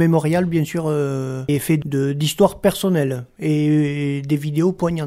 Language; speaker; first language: French; native; French